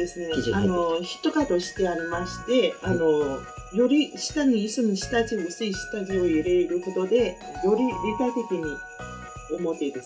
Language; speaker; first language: Japanese; non-native, fluent; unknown